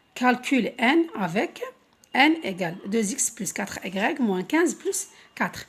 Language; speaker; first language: French; non-native, local second language; Arabic